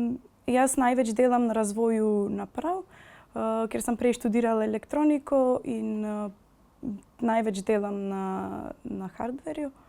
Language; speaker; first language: Slovenian; non-native, fluent; Macedonian